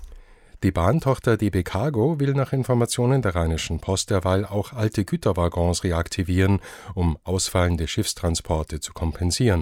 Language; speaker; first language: German; native; German